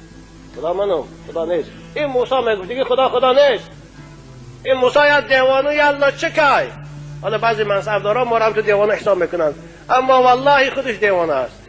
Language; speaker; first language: Persian; native; Persian